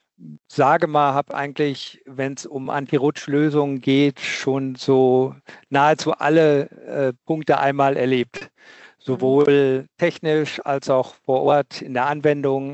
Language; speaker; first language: German; native; German